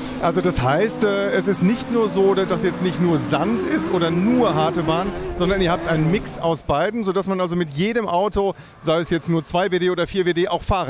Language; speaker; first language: German; native; German